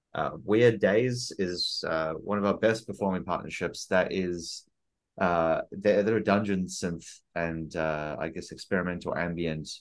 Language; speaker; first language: English; native; English